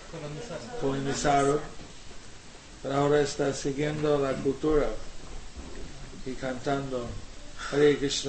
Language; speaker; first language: Spanish; non-native, learner; English